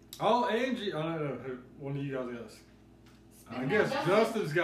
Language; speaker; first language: English; native; English